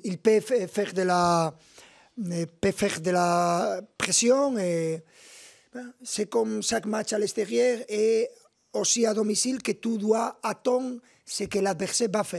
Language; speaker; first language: French; non-native, fluent; Spanish